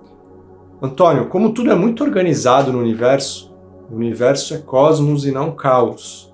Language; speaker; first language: Portuguese; native; Portuguese